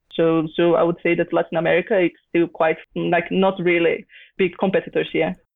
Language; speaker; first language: English; non-native, fluent; Portuguese